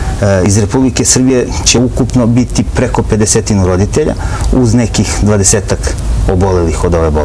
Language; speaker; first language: Serbian; native; Serbian